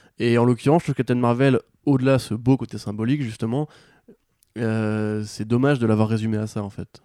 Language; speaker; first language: French; native; French